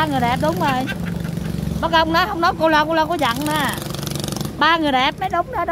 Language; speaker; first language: Vietnamese; native; Vietnamese